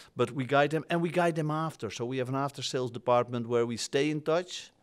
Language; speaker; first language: English; non-native, fluent; Dutch